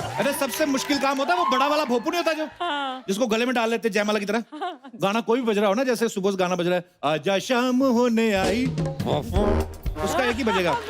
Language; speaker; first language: Hindi; non-native, local second language; Punjabi